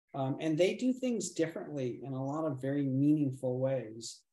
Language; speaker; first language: English; native; English